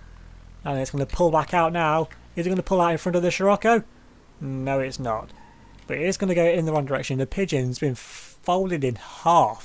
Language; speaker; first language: English; native; English